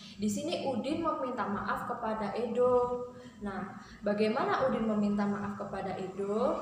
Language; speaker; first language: Indonesian; native; Indonesian